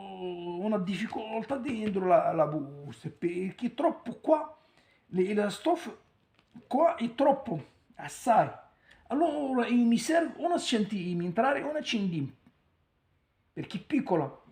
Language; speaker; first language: Italian; non-native, learner; Arabic